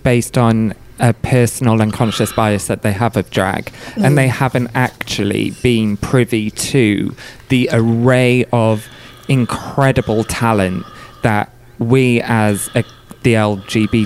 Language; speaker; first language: English; native; English